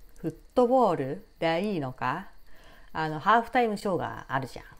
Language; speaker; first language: Japanese; native; Japanese